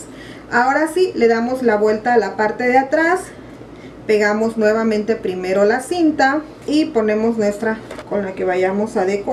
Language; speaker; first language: Spanish; native; Spanish